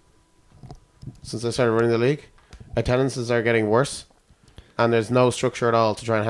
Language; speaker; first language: English; native; English